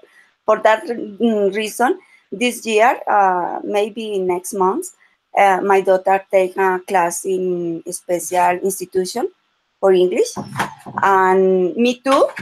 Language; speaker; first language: English; non-native, learner; Spanish